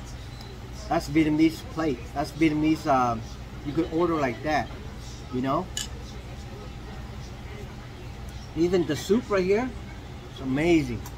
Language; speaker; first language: English; non-native, fluent; Vietnamese